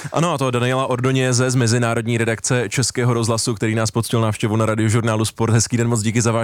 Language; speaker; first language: Czech; native; Czech